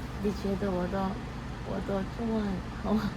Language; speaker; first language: Chinese; non-native, learner; Korean